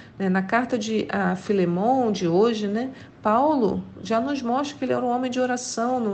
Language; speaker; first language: Portuguese; native; Portuguese